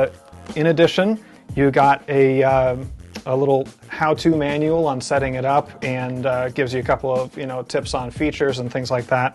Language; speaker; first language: English; native; English